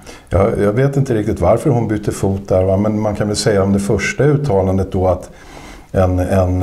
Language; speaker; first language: Swedish; native; Swedish